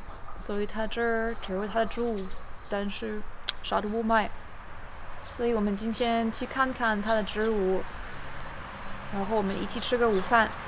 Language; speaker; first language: Chinese; early bilingual, heritage; Chinese